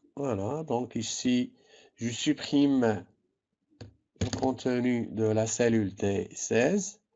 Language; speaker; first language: French; non-native, local second language; Arabic